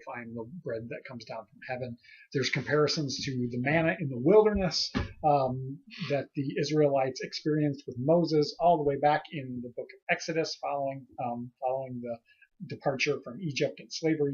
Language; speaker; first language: English; native; English